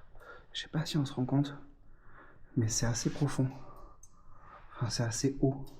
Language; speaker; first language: French; native; French